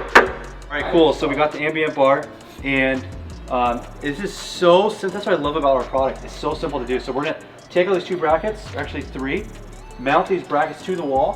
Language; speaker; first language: English; native; English